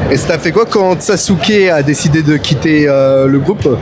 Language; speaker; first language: French; native; French